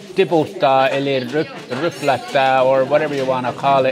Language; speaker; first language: Finnish; early bilingual, other home language; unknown